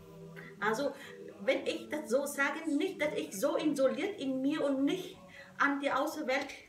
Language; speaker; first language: German; non-native, learner; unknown